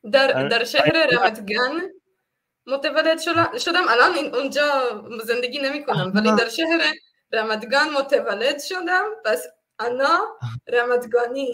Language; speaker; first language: Persian; non-native, fluent; Hebrew